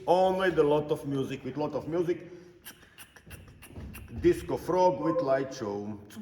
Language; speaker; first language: English; non-native, learner; Croatian